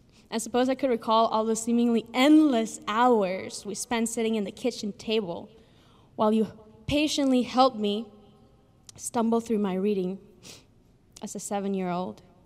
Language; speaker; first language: English; early bilingual, other home language; Spanish